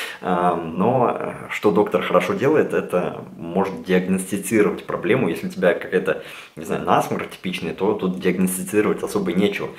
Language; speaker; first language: Russian; early bilingual, heritage; Russian